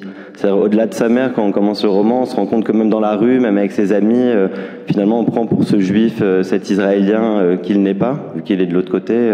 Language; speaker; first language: French; native; French